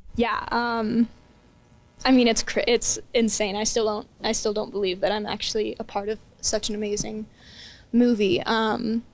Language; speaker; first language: English; native; English